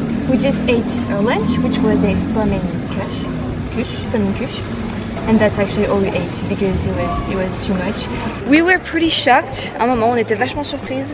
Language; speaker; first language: English; non-native, fluent; French